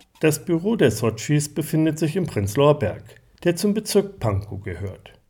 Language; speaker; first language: German; native; German